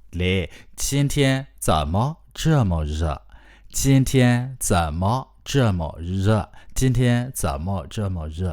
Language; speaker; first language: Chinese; non-native, fluent; Burmese